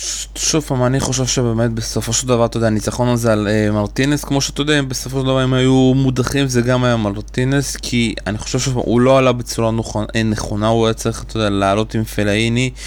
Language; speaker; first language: Hebrew; native; Hebrew